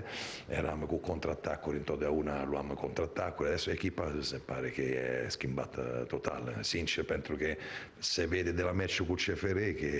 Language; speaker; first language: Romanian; non-native, fluent; Italian